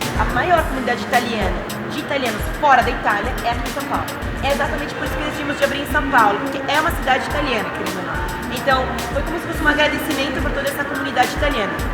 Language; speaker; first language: Portuguese; non-native, fluent; Italian